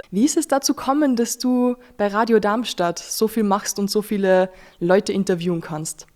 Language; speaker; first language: German; native; German